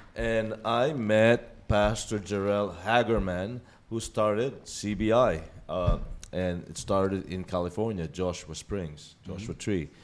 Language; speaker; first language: English; non-native, local second language; Filipino